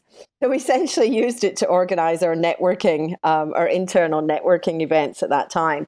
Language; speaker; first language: English; native; English